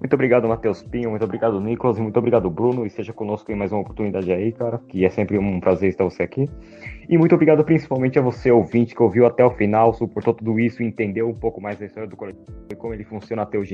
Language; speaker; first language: Portuguese; native; Portuguese